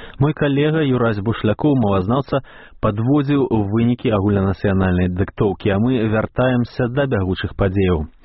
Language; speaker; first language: Belarusian; native; Belarusian